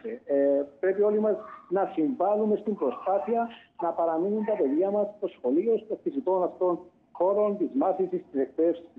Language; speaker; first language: Greek; native; Greek